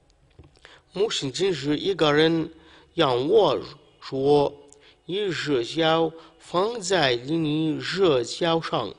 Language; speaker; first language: Chinese; non-native, fluent; Arabic